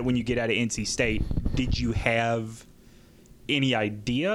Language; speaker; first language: English; native; English